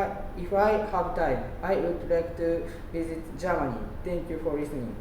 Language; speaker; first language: English; non-native, learner; Japanese